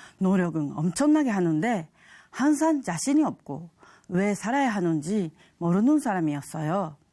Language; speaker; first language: Korean; non-native, fluent; Japanese